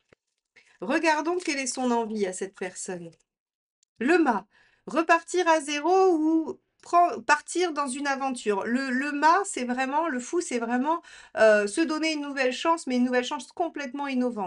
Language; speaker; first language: French; native; French